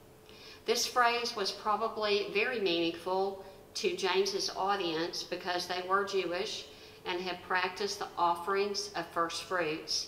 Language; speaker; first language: English; native; English